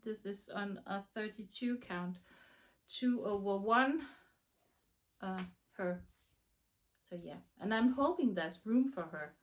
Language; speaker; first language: English; non-native, fluent; Danish